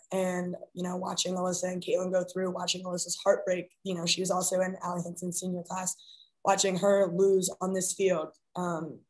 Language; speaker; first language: English; native; English